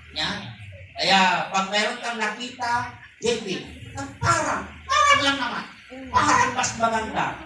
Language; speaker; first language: Filipino; non-native, local second language; Iloko